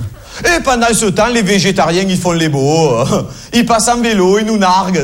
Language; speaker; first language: French; native; French